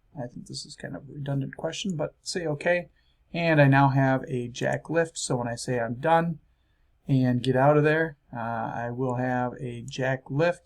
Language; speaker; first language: English; native; English